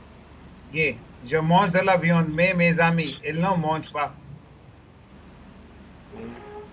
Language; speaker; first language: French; non-native, fluent; Hindi